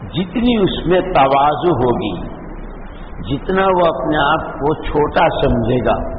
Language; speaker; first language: Urdu; native; Urdu